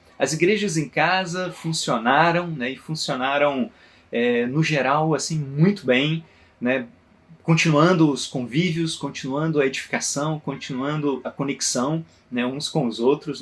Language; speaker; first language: Portuguese; native; Portuguese